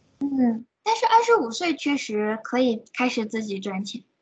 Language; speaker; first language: Chinese; native; Chinese